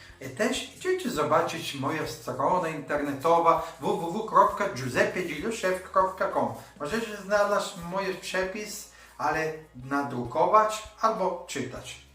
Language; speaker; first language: Polish; non-native, learner; Italian